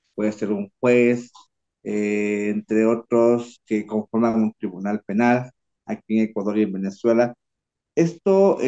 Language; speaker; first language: Spanish; native; Spanish